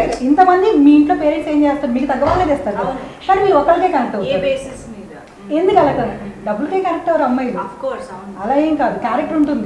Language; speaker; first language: Telugu; native; Telugu